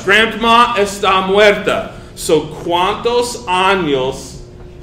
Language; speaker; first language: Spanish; non-native, fluent; English